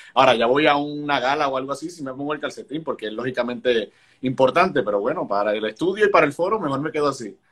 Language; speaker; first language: Spanish; native; Spanish